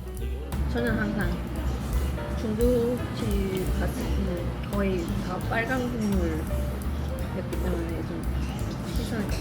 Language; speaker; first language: Korean; non-native, fluent; Swedish